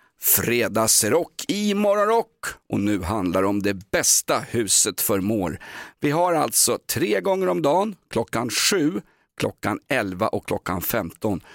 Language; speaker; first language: Swedish; native; Swedish